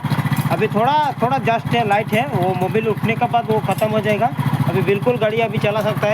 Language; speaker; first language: Hindi; non-native, local second language; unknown